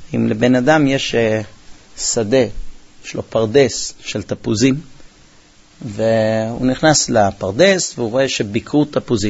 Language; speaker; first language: Hebrew; early bilingual, heritage; Hebrew